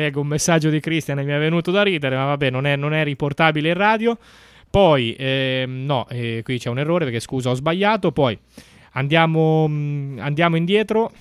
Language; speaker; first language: Italian; native; Italian